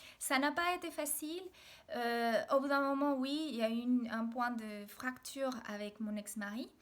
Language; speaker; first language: French; non-native, fluent; Spanish